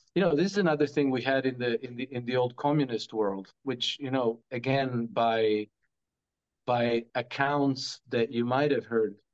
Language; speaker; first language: English; non-native, fluent; Croatian